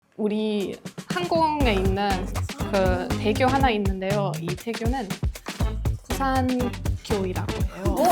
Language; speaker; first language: Korean; non-native, learner; German